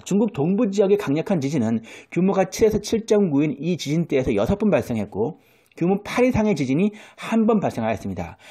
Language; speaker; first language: Korean; native; Korean